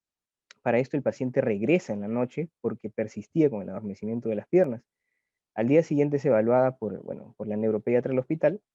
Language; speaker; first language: Spanish; native; Spanish